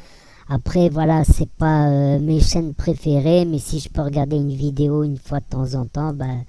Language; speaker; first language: French; native; French